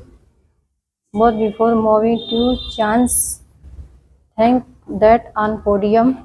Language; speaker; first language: English; non-native, learner; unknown